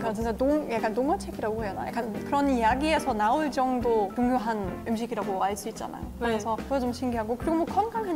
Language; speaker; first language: Korean; non-native, fluent; German